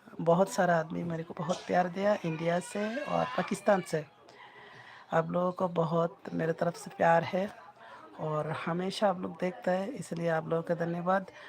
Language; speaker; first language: Hindi; non-native, learner; Bangla